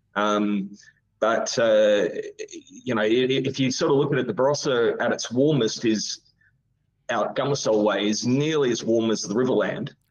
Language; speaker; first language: English; native; English